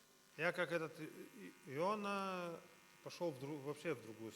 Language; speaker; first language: Russian; native; Russian